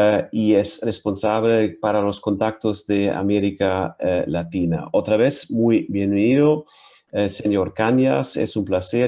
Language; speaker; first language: Spanish; non-native, fluent; German